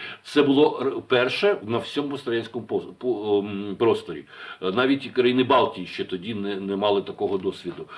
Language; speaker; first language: Ukrainian; native; Ukrainian